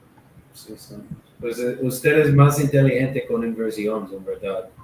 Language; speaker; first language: Spanish; non-native, learner; English